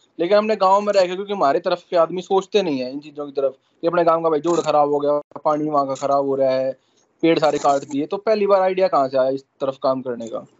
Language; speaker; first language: Hindi; native; Hindi